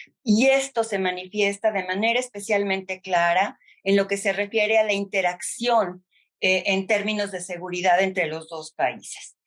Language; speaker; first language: Spanish; native; Spanish